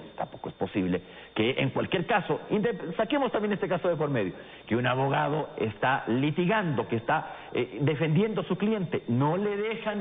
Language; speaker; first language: Spanish; native; Spanish